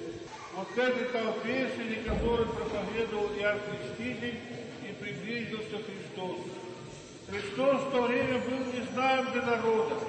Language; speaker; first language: Russian; native; Russian